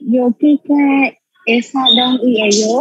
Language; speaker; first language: Korean; non-native, learner; Khmer